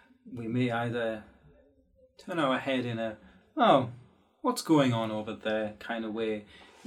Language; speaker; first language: English; native; English